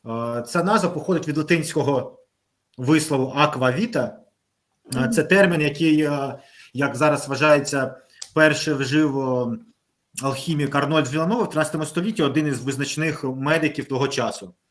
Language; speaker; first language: Ukrainian; native; Ukrainian